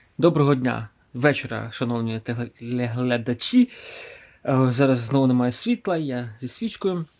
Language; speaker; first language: Ukrainian; non-native, local second language; Russian